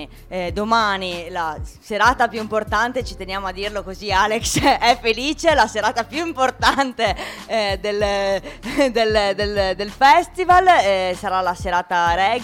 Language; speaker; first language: Italian; native; Italian